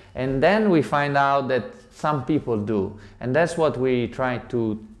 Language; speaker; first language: English; non-native, learner; Italian